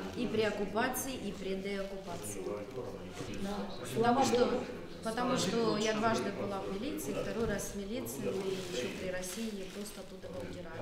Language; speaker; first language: Russian; native; Russian